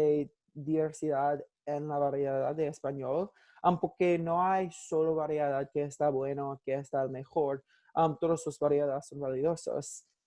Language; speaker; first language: Spanish; non-native, learner; English